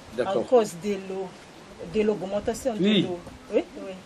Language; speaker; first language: French; non-native, local second language; Malagasy